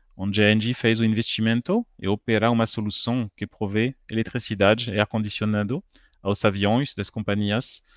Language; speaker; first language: Portuguese; non-native, fluent; French